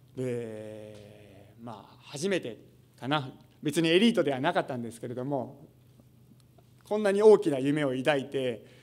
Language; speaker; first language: Japanese; native; Japanese